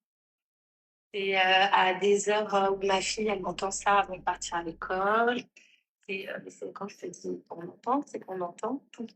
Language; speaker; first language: French; native; French